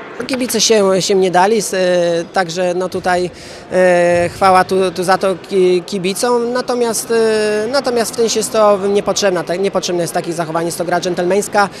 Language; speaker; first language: Polish; native; Polish